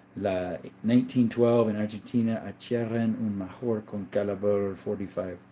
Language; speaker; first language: Spanish; non-native, learner; English